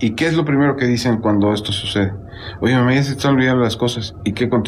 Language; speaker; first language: Spanish; native; Spanish